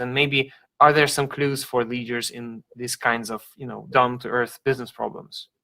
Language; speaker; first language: English; non-native, fluent; Russian